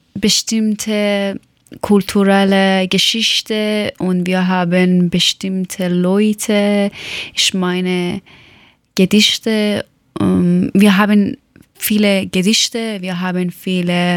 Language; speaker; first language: German; non-native, learner; Persian